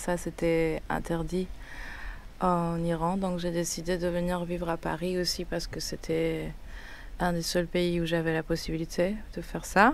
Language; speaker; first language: French; non-native, fluent; Persian